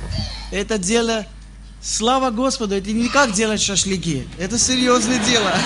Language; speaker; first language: Russian; non-native, fluent; Armenian